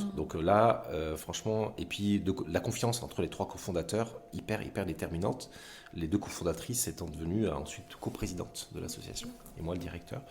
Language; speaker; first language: French; native; French